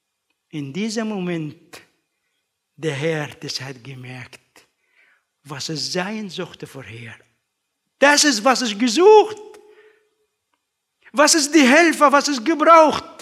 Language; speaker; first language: German; non-native, learner; Arabic